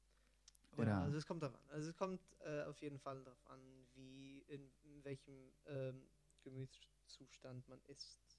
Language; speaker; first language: German; non-native, fluent; Italian